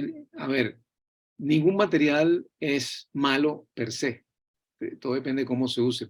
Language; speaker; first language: Spanish; native; Spanish